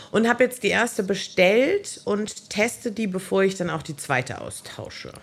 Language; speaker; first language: German; native; German